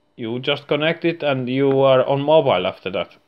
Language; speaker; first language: English; non-native, fluent; Finnish